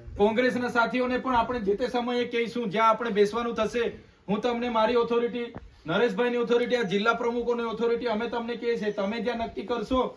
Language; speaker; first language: Gujarati; native; Gujarati